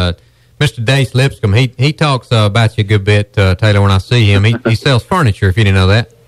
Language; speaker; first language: English; native; English